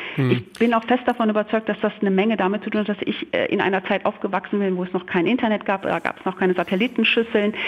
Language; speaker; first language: German; early bilingual, other home language; Turkish